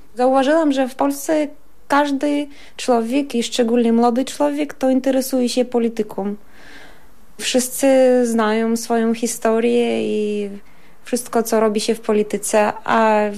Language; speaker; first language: Polish; non-native, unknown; Russian